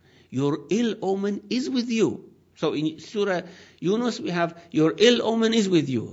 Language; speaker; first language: English; non-native, fluent; Persian